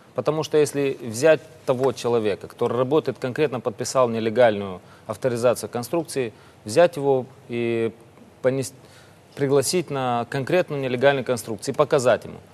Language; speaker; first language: Russian; non-native, local second language; Romanian